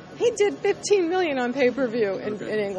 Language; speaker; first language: English; native; English